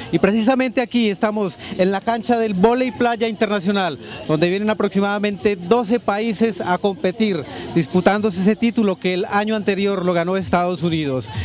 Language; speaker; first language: Spanish; native; Spanish